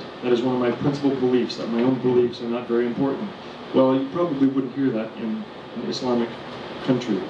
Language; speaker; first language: English; native; English